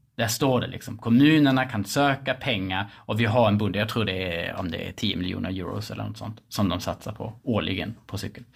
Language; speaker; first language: Swedish; non-native, fluent; German